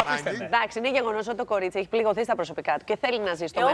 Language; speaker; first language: Greek; native; Greek